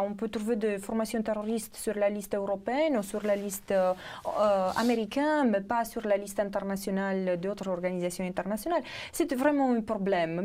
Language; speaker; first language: French; non-native, fluent; Romanian